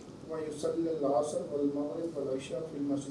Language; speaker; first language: Arabic; non-native, learner; Urdu